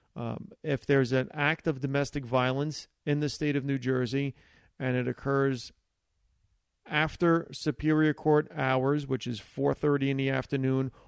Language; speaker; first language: English; early bilingual, other home language; Italian